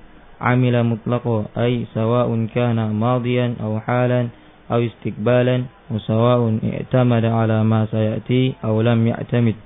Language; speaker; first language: Arabic; non-native, fluent; Indonesian